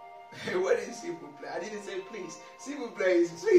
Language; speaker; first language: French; non-native, learner; English